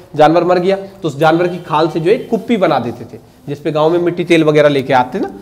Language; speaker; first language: Hindi; native; Hindi